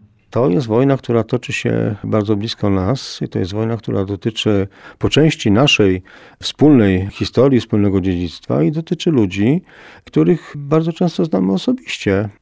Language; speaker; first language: Polish; native; Polish